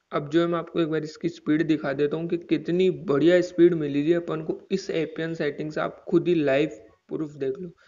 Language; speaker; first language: Hindi; native; Hindi